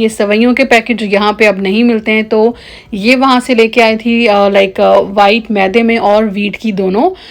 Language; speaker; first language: Urdu; native; Urdu